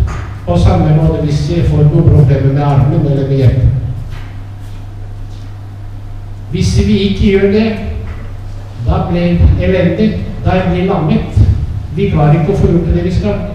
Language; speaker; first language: Norwegian; non-native, fluent; Italian